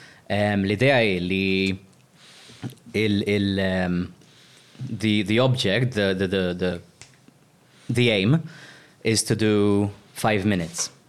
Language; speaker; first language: English; non-native, local second language; Maltese